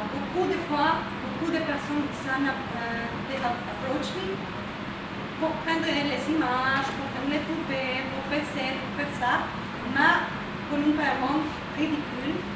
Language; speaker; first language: French; non-native, fluent; Spanish